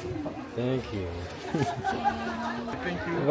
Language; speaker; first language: English; non-native, learner; French